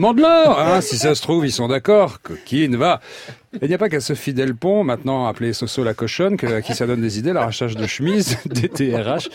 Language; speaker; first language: French; native; French